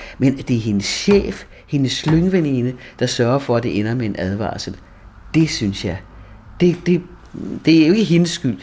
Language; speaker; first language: Danish; native; Danish